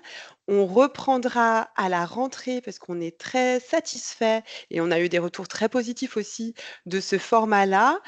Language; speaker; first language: French; native; French